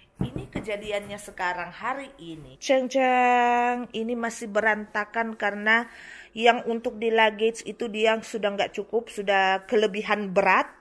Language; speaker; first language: Indonesian; native; Indonesian